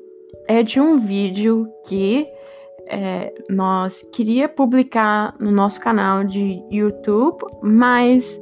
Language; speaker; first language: Portuguese; early bilingual, heritage; Portuguese